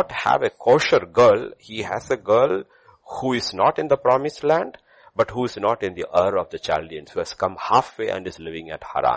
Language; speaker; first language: English; non-native, local second language; Malayalam